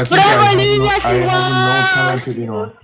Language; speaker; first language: English; non-native, fluent; Korean